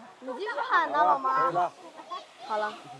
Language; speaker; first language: Chinese; native; Chinese